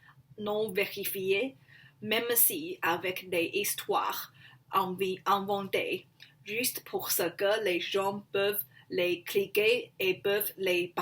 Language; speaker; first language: French; non-native, learner; Chinese